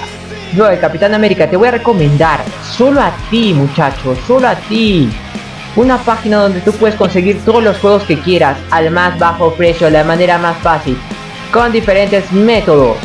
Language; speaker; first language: Spanish; native; Spanish